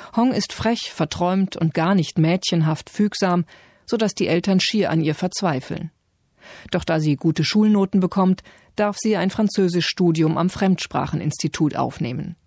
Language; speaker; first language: German; native; German